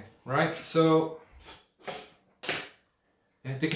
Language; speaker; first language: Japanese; non-native, learner; English